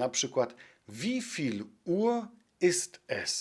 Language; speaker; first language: German; non-native, fluent; Polish